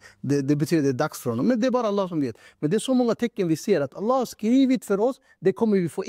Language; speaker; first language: Swedish; non-native, fluent; Urdu